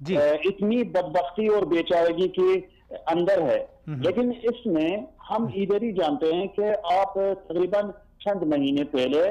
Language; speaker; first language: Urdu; non-native, fluent; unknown